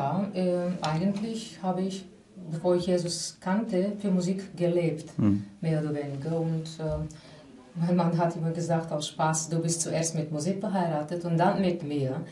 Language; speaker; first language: German; non-native, fluent; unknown